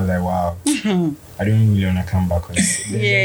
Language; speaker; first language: English; non-native, local second language; Akan